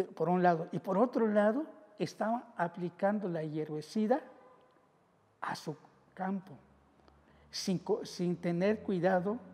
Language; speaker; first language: Spanish; non-native, local second language; Zapotec